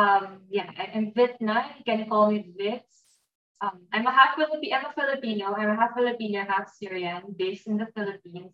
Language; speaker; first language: English; non-native, local second language; Filipino